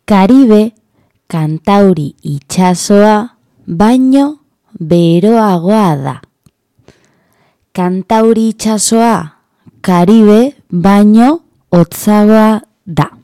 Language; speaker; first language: Basque; non-native, learner; Spanish